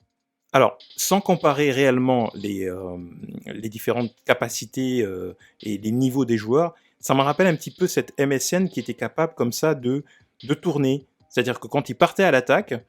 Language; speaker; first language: French; native; French